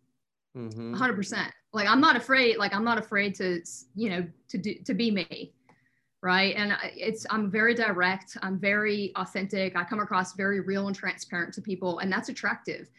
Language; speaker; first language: English; native; English